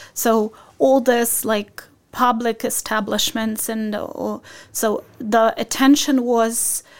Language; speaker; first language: English; non-native, fluent; Ukrainian